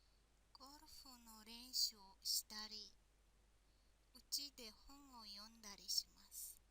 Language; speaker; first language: Japanese; non-native, fluent; Mongolian